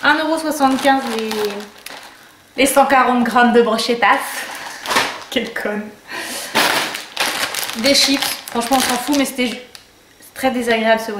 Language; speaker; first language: French; native; French